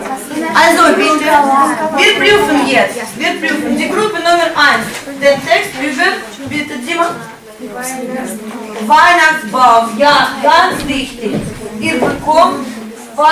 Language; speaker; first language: German; non-native, fluent; Russian